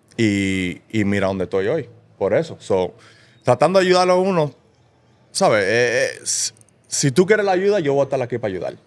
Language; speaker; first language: Spanish; early bilingual, heritage; Spanish